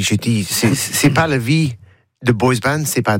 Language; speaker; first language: French; non-native, learner; English